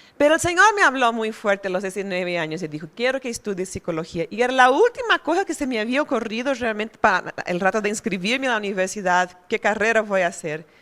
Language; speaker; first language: Spanish; non-native, fluent; Portuguese